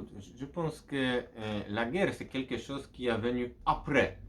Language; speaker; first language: French; non-native, fluent; Polish